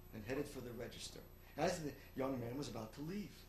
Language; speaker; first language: English; native; English